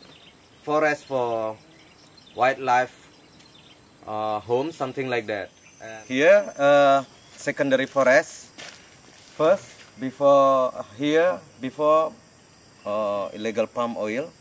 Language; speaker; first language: English; non-native, learner; Indonesian